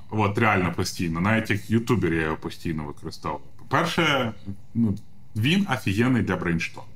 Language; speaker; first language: Ukrainian; non-native, local second language; Russian